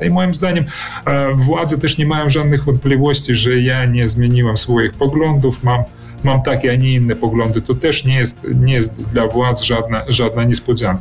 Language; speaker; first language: Polish; early bilingual, heritage; Polish